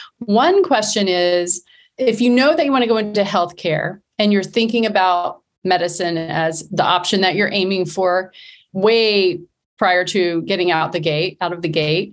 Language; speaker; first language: English; native; English